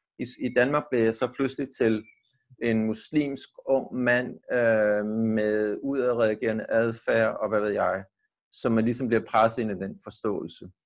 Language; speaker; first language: Danish; native; Danish